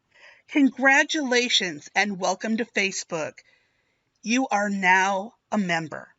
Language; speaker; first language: English; native; English